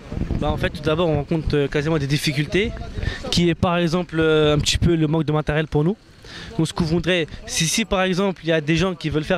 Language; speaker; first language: French; native; French